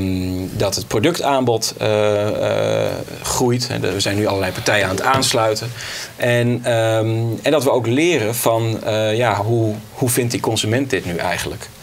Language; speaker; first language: Dutch; native; Dutch